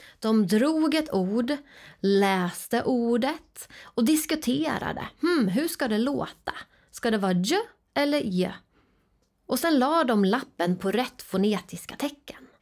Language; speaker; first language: Swedish; native; Swedish